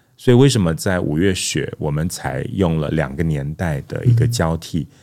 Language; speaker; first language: Chinese; non-native, local second language; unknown